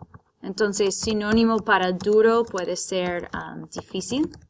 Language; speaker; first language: Spanish; non-native, fluent; English